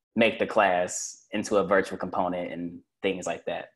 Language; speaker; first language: English; native; English